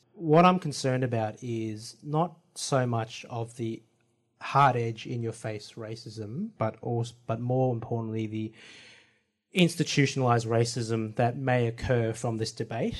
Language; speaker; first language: English; native; English